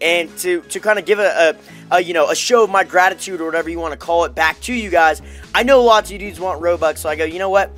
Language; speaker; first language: English; native; English